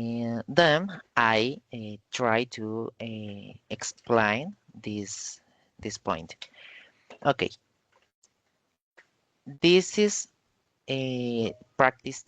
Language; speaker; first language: English; non-native, learner; Spanish